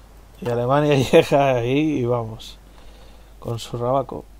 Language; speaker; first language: Spanish; native; Spanish